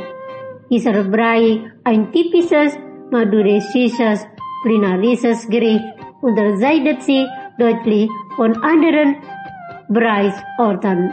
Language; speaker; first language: German; non-native, learner; Indonesian